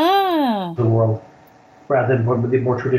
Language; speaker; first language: English; native; English